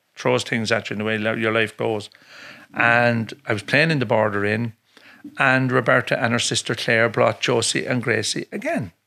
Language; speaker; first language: English; native; English